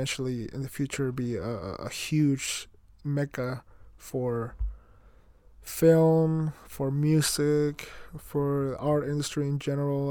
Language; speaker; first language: English; early bilingual, other home language; Spanish